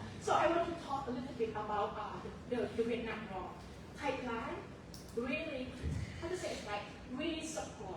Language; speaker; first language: English; non-native, fluent; Thai